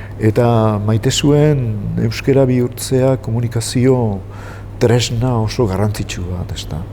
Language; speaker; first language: Basque; native; Basque